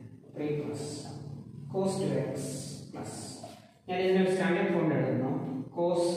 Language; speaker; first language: Malayalam; native; Malayalam